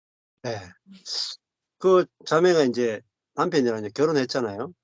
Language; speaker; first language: Korean; native; Korean